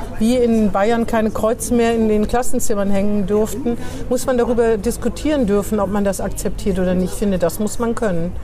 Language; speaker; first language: German; native; German